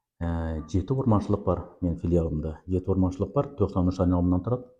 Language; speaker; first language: Kazakh; native; Kazakh